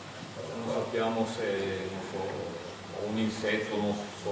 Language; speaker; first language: Italian; native; Italian